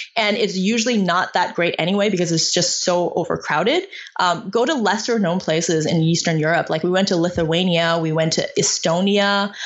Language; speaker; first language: English; non-native, fluent; Chinese